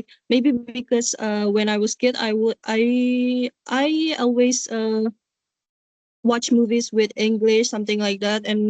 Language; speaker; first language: English; non-native, learner; Indonesian